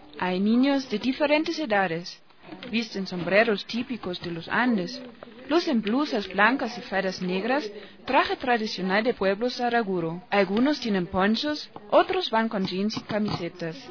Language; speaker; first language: Spanish; non-native, fluent; German